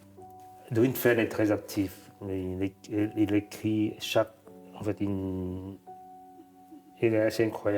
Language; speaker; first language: French; non-native, fluent; Vietnamese